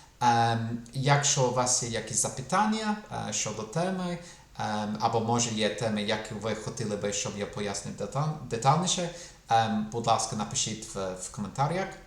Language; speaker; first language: Ukrainian; non-native, fluent; English